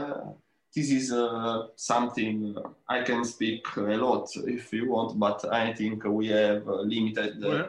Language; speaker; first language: English; non-native, learner; Italian